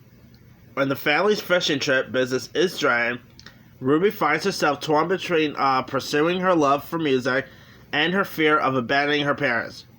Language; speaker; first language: English; native; English